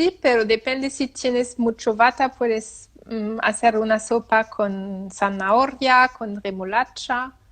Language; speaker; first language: Spanish; non-native, learner; French